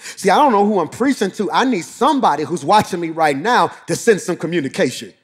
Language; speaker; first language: English; native; English